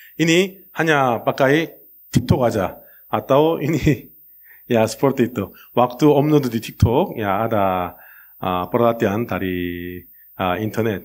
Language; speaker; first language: Indonesian; non-native, learner; Korean